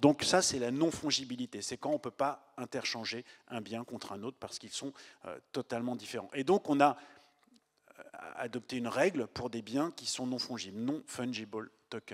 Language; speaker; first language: French; native; French